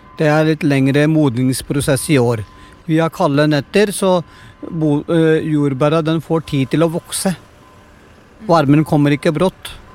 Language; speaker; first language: Norwegian; non-native, fluent; Punjabi